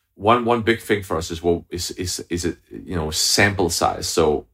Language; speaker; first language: English; non-native, fluent; Danish